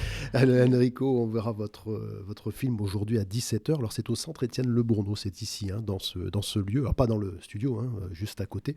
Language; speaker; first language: French; native; French